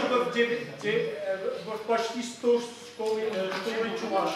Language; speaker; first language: Russian; non-native, fluent; Catalan